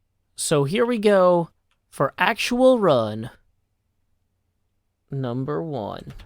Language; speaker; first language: English; native; English